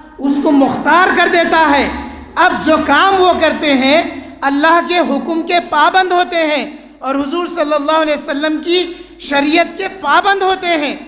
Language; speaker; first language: Urdu; native; Urdu